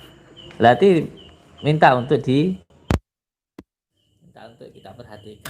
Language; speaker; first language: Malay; non-native, local second language; Javanese